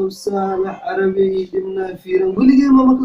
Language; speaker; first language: Arabic; non-native, learner; Somali